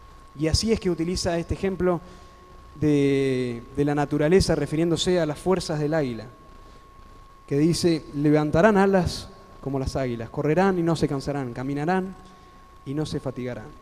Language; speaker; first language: Spanish; native; Spanish